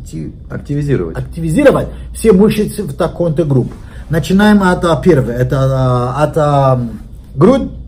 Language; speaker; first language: Russian; non-native, learner; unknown